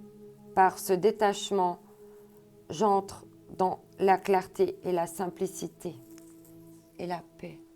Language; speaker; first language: French; native; French